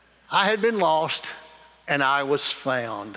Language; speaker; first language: English; native; English